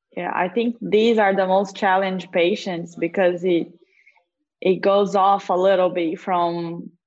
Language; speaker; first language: English; non-native, fluent; Portuguese